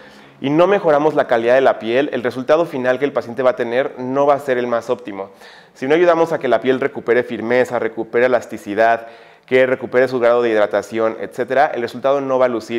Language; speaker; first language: Spanish; native; Spanish